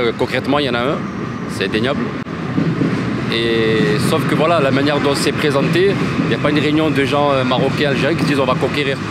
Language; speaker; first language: French; native; French